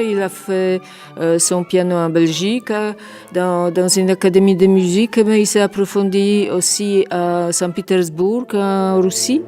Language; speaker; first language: French; non-native, fluent; Polish